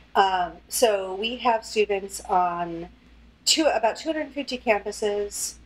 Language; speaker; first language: English; native; English